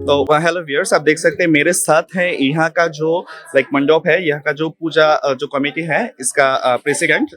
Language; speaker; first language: Hindi; non-native, learner; Bangla